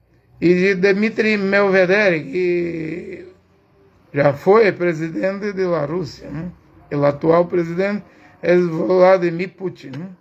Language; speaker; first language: Spanish; non-native, learner; Portuguese